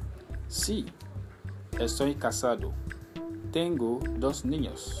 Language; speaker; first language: Spanish; non-native, learner; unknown